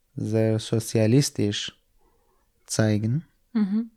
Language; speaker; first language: German; non-native, fluent; Persian